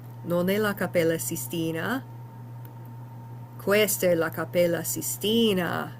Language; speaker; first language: Italian; non-native, fluent; English